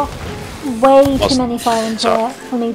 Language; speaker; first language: English; native; English